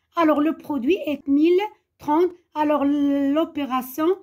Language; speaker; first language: French; non-native, local second language; Arabic